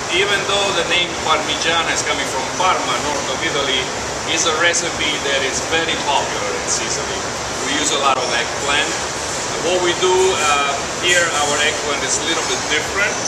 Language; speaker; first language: English; non-native, fluent; Italian